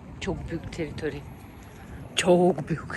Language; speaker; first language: Turkish; non-native, local second language; Russian